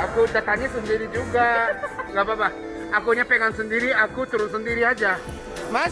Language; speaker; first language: Indonesian; early bilingual, other home language; Japanese